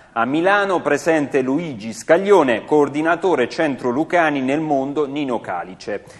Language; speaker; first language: Italian; early bilingual, other home language; Spanish